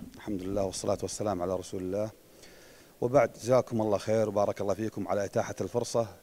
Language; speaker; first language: Arabic; native; Arabic